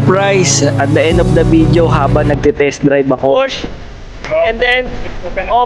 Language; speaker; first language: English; non-native, local second language; Filipino